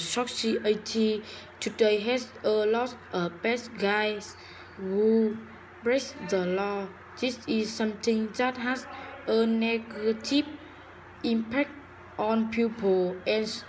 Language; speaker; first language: English; non-native, learner; Vietnamese